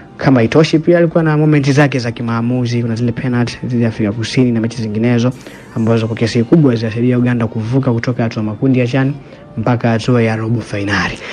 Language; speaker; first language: Swahili; native; Swahili